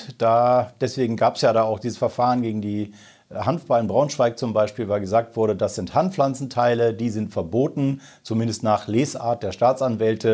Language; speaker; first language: German; native; German